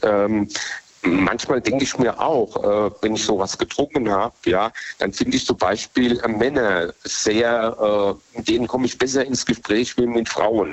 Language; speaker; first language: German; native; German